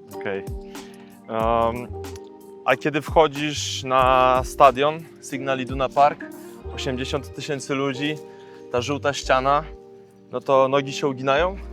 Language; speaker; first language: Polish; native; Polish